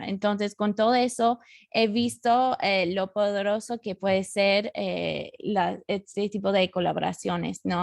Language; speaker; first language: Spanish; non-native, fluent; English